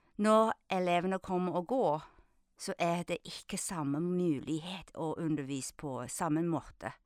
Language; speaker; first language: Norwegian; non-native, fluent; Chinese